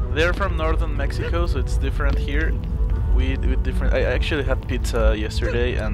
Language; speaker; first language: English; non-native, learner; Spanish